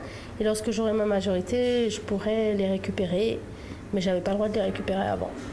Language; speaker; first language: French; native; French